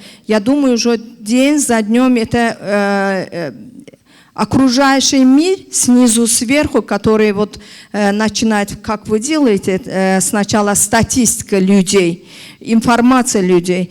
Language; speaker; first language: Russian; non-native, learner; Azerbaijani